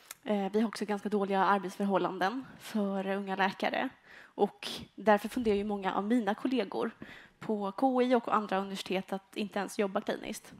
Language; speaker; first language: Swedish; native; Swedish